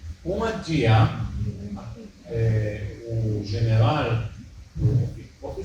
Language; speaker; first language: Portuguese; early bilingual, heritage; Hebrew